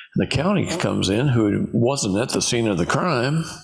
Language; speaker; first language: English; native; English